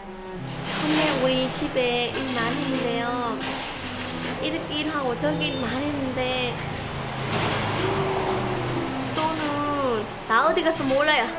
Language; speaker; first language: Korean; non-native, learner; Vietnamese